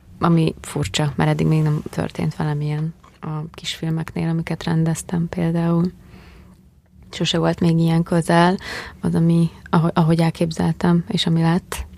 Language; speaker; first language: Hungarian; native; Hungarian